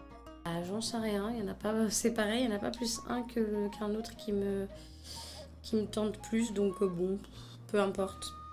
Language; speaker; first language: French; native; French